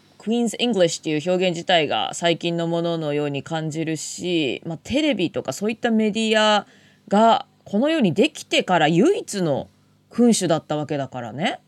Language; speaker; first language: Japanese; native; Japanese